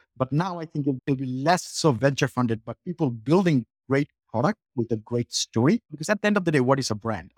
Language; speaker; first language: English; non-native, local second language; Bangla